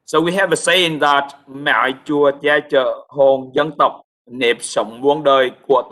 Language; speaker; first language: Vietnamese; native; Vietnamese